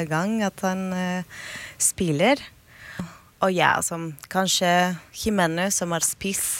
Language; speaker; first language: Norwegian; non-native, fluent; Spanish